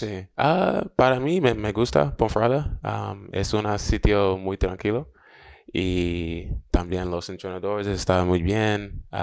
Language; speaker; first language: Spanish; non-native, learner; English